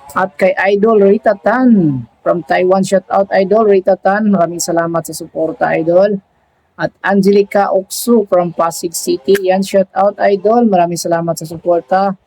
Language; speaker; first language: Filipino; non-native, local second language; Cebuano